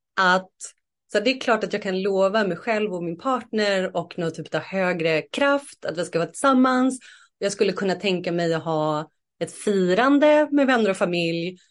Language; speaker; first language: Swedish; native; Swedish